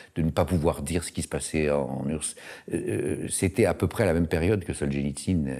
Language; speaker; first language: French; native; French